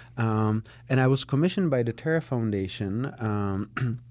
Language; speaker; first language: English; non-native, fluent; Czech